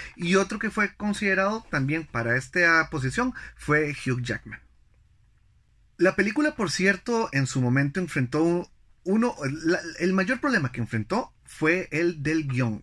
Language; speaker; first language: Spanish; native; Spanish